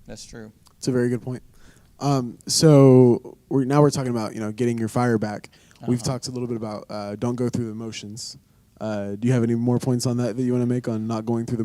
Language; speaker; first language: English; native; English